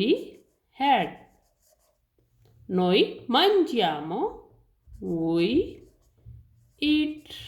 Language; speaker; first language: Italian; non-native, learner; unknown